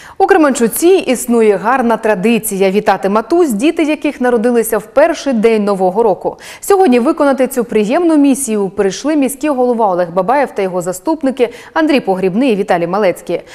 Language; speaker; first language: Ukrainian; native; Ukrainian